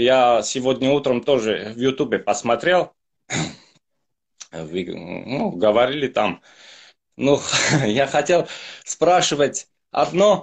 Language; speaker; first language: Russian; non-native, fluent; Armenian